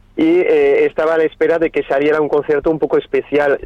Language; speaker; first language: Spanish; non-native, fluent; French